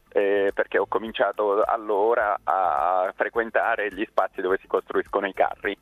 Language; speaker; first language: Italian; native; Italian